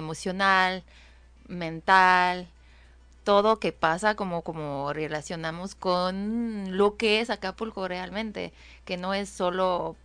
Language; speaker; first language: Spanish; non-native, fluent; French